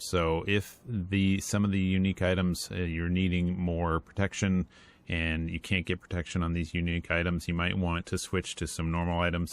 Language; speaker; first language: English; native; English